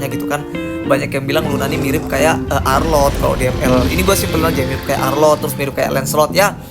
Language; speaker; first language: Indonesian; native; Indonesian